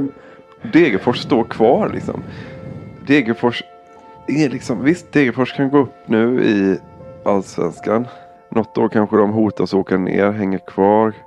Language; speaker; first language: Swedish; native; Swedish